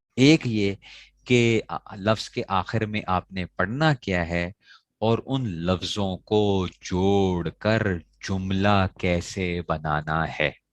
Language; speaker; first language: Urdu; non-native, local second language; Pashto